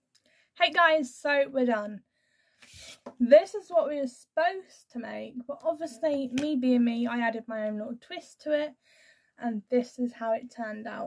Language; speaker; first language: English; native; English